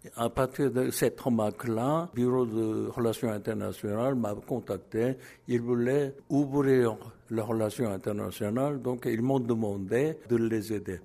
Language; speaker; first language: French; non-native, fluent; Korean